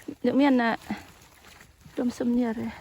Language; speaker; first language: Swedish; non-native, learner; Thai